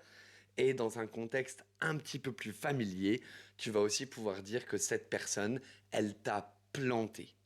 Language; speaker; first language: French; native; French